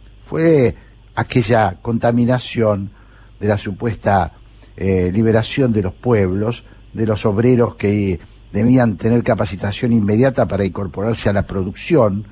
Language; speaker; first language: Spanish; native; Spanish